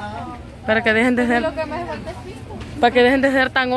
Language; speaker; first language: Spanish; native; Spanish